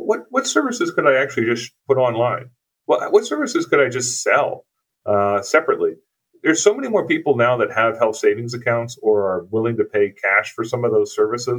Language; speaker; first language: English; native; English